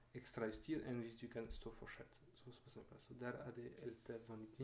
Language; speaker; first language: Norwegian; non-native, fluent; French